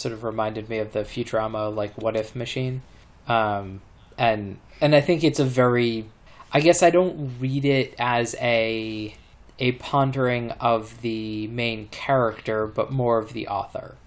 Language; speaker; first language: English; native; English